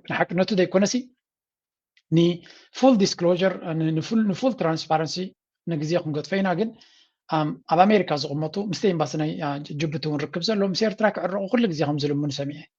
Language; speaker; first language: Tigrinya; native; Tigrinya